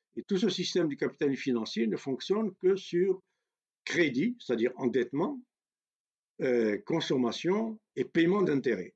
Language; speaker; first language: French; non-native, local second language; Kabyle